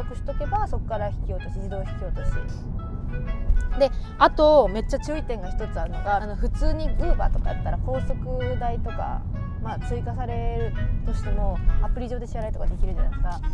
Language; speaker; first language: Japanese; native; Japanese